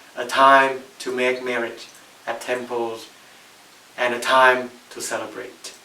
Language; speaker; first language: English; non-native, fluent; Thai